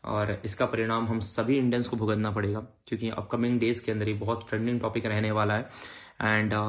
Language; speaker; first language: Hindi; native; Hindi